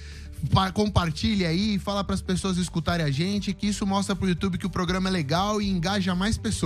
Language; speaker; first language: Portuguese; native; Portuguese